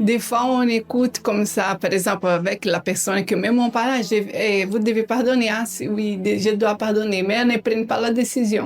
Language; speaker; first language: French; non-native, learner; Portuguese